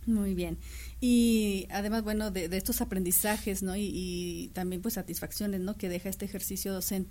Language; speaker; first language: Spanish; native; Spanish